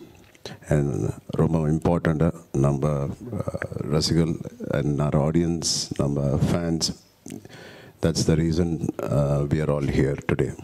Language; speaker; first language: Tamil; non-native, local second language; Telugu